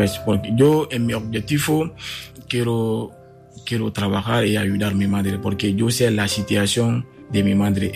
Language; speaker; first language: Spanish; non-native, learner; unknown